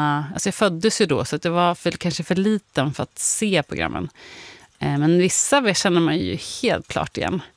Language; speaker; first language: Swedish; native; Swedish